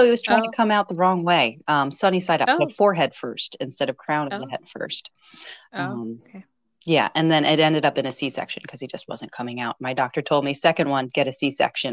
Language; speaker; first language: English; native; English